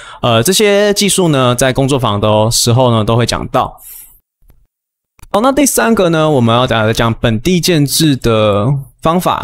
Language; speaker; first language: Chinese; native; Chinese